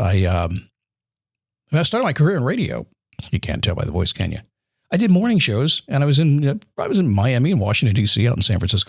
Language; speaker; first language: English; native; English